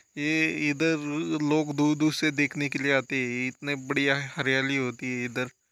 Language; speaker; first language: Hindi; non-native, local second language; Marathi